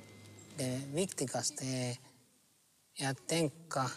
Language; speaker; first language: Swedish; non-native, local second language; Finnish